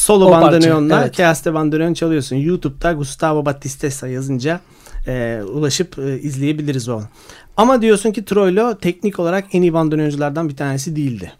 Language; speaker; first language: Turkish; native; Turkish